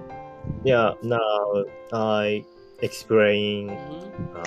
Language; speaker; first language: English; non-native, learner; Japanese